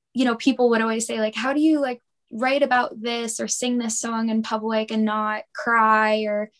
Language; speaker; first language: English; native; English